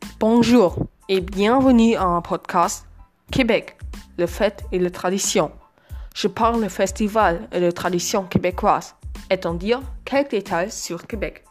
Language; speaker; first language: French; non-native, learner; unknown